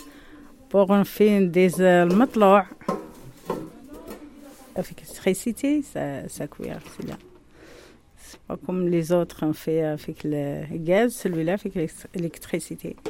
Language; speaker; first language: French; non-native, learner; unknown